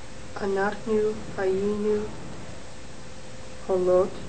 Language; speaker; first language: Hebrew; non-native, learner; English